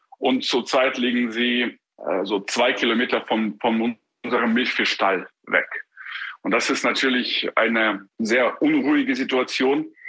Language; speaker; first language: German; non-native, fluent; Ukrainian